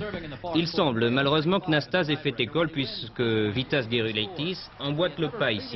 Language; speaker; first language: French; native; French